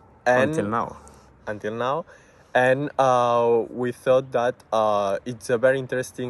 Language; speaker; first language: English; non-native, learner; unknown